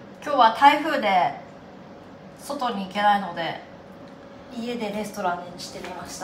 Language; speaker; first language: Japanese; native; Japanese